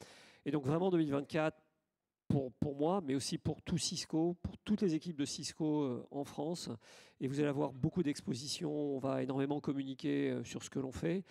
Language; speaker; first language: French; native; French